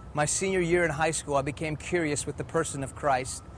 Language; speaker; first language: English; early bilingual, other home language; Persian